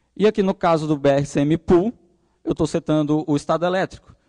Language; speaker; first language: Portuguese; native; Portuguese